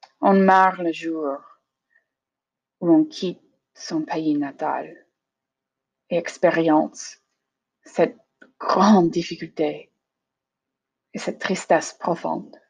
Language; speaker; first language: French; non-native, learner; English